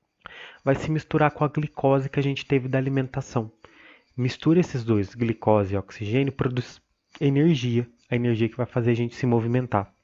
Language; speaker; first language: Portuguese; native; Portuguese